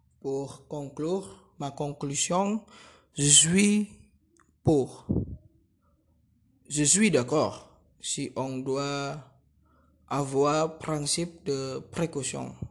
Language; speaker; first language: French; non-native, learner; Indonesian